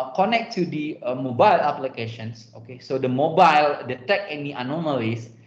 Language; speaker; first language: English; non-native, fluent; Indonesian